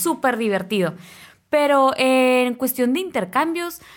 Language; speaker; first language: Spanish; native; Spanish